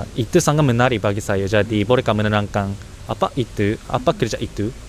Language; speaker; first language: Malay; non-native, learner; Japanese